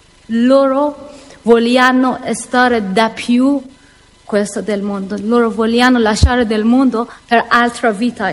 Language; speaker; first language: Italian; non-native, learner; Persian